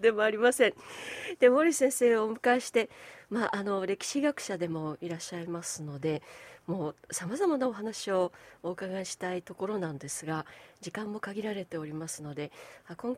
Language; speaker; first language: Japanese; native; Japanese